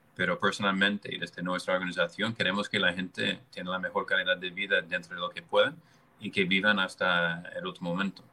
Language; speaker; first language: Spanish; non-native, fluent; English